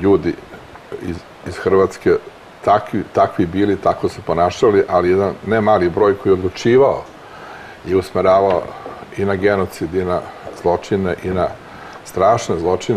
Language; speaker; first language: Croatian; native; Croatian